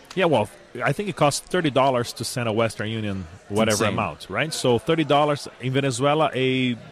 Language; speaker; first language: English; non-native, fluent; Portuguese